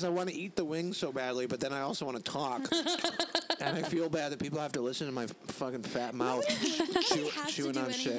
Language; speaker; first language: English; native; English